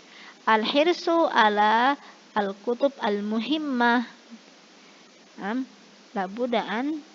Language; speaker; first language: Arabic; non-native, fluent; Indonesian